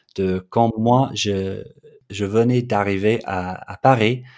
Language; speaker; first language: French; non-native, fluent; English